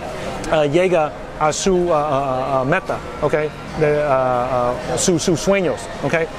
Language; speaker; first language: Spanish; non-native, learner; English